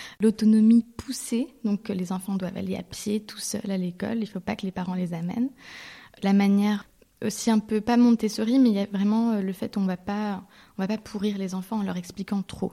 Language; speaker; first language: French; early bilingual, heritage; French